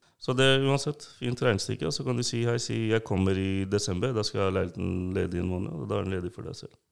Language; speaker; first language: Norwegian; non-native, local second language; Urdu